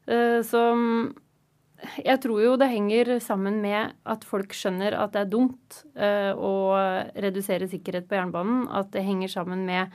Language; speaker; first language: Norwegian; native; Norwegian